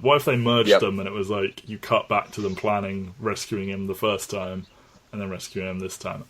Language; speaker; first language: English; native; English